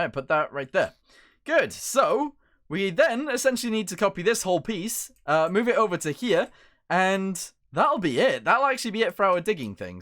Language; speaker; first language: English; native; English